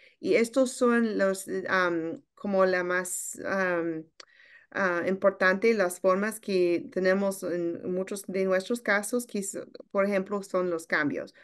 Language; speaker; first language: Spanish; non-native, learner; English